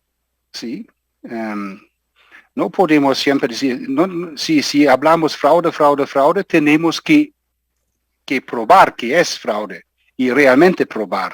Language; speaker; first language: Spanish; non-native, fluent; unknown